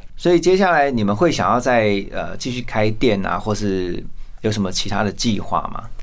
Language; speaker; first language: Chinese; native; Chinese